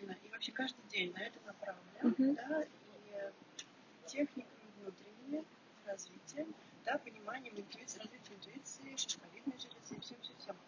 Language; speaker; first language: Russian; native; Russian